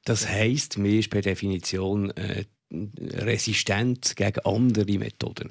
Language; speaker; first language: German; native; German